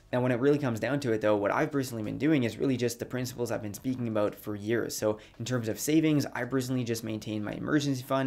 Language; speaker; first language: English; native; English